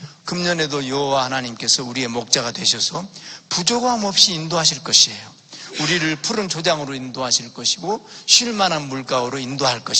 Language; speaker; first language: Korean; native; Korean